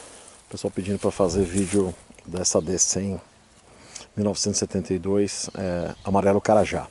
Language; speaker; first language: Portuguese; native; Portuguese